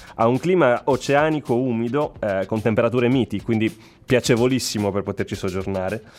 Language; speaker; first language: Italian; native; Italian